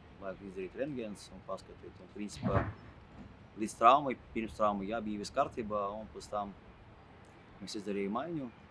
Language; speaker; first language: Latvian; non-native, local second language; Russian